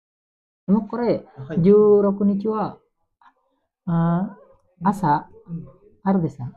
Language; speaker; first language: Japanese; non-native, learner; Indonesian